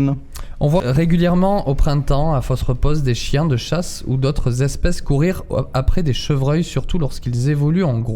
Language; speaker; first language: French; native; French